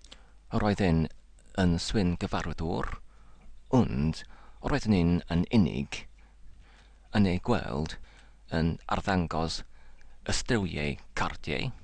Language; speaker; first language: Welsh; non-native, learner; English